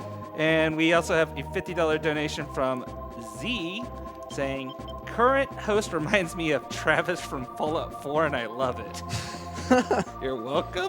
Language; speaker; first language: English; native; English